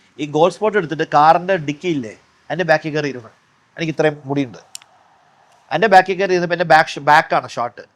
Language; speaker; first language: Malayalam; early bilingual, heritage; Malayalam